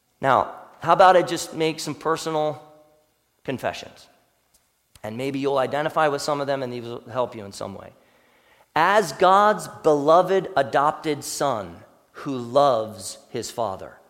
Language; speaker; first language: English; native; English